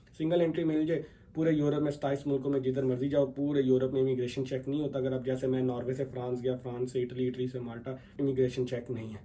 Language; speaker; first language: Urdu; native; Urdu